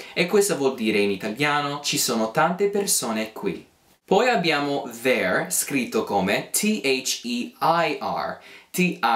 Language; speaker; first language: Italian; non-native, fluent; English